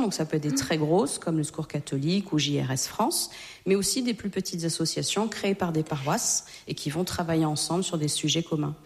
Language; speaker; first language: French; native; French